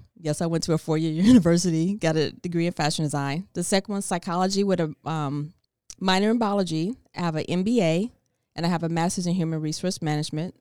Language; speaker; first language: English; native; English